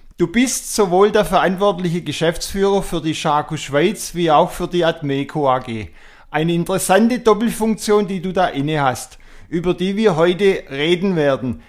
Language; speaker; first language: German; native; German